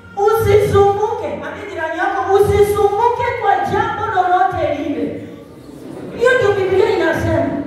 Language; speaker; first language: Swahili; non-native, local second language; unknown